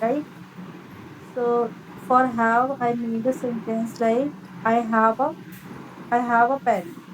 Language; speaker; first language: English; non-native, learner; Hindi